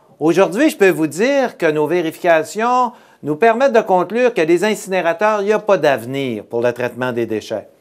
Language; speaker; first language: French; native; French